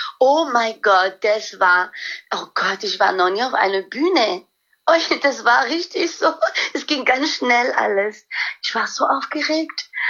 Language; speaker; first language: German; non-native, fluent; French